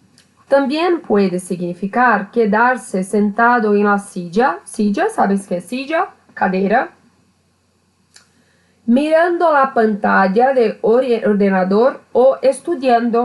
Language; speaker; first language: Spanish; non-native, learner; Portuguese